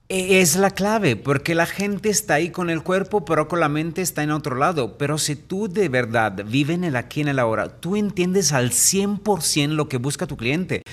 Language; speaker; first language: Spanish; non-native, fluent; Italian